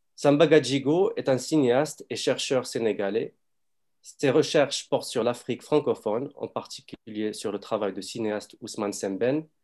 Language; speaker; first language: French; non-native, fluent; Arabic